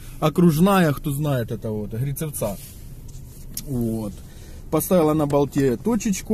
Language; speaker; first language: Russian; native; Russian